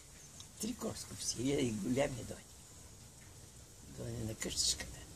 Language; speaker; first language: Bulgarian; native; Bulgarian